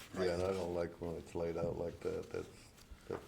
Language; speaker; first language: English; native; English